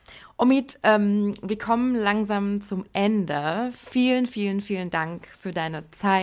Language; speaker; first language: German; early bilingual, other home language; Persian